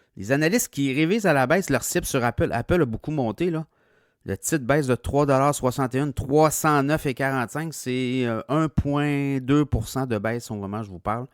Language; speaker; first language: French; native; French